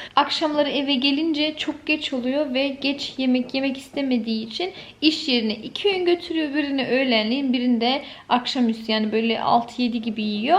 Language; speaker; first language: Turkish; early bilingual, heritage; Turkish